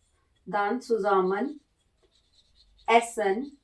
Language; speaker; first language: German; non-native, learner; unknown